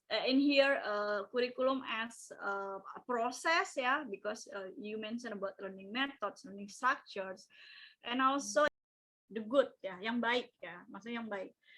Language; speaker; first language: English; non-native, local second language; Indonesian